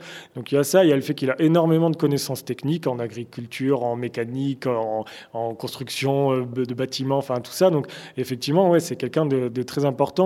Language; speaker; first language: French; native; French